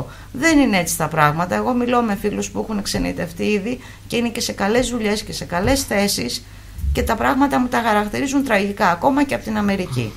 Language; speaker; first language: Greek; native; Greek